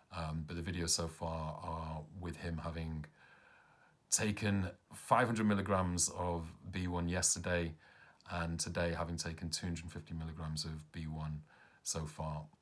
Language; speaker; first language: English; early bilingual, other home language; Punjabi